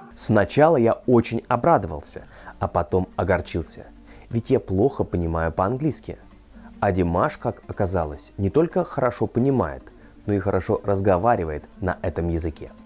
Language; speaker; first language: Russian; native; Russian